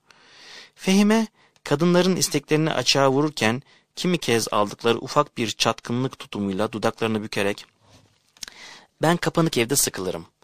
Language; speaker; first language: Turkish; native; Turkish